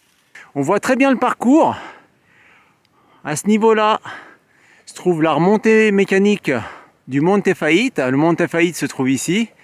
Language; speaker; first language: French; native; French